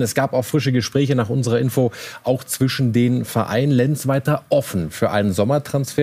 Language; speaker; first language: German; native; German